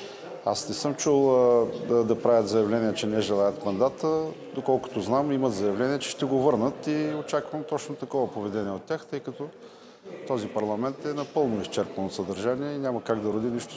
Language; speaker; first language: Bulgarian; native; Bulgarian